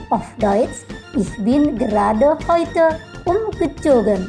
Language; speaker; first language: German; non-native, fluent; Indonesian